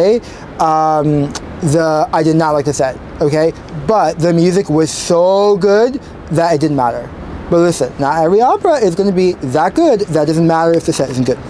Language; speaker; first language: English; native; English